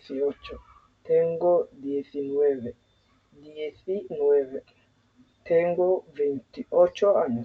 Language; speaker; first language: Spanish; non-native, learner; Somali